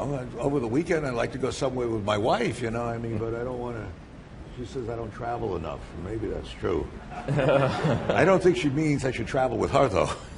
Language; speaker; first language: English; native; English